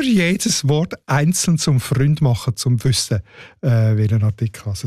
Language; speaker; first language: German; native; German